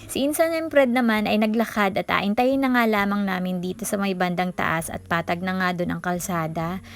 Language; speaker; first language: Filipino; native; Filipino